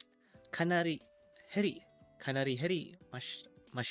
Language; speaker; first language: Japanese; non-native, learner; English